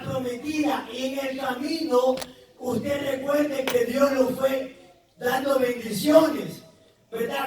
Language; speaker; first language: Spanish; native; Spanish